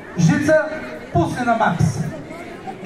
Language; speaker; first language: Bulgarian; native; Bulgarian